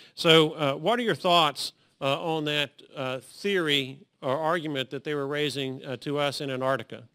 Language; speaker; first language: English; native; English